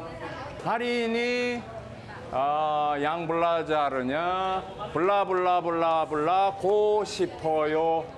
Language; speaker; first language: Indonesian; non-native, learner; Korean